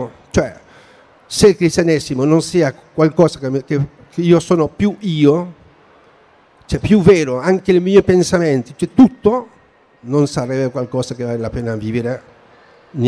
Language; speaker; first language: Italian; non-native, fluent; Spanish